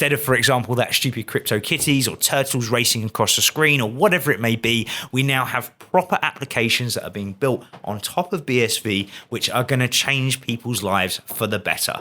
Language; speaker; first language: English; native; English